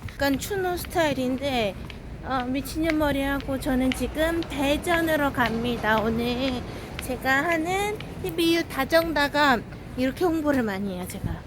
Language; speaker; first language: Korean; native; Korean